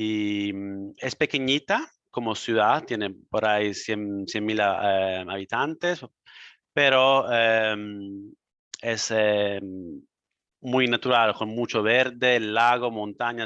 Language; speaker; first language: Spanish; non-native, fluent; Italian